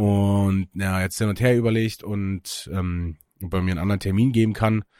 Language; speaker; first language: German; native; German